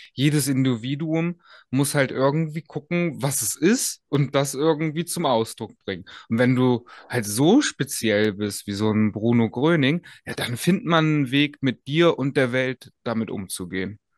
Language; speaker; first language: German; native; German